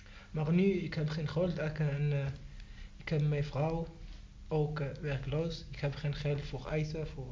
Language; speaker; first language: Dutch; non-native, learner; Arabic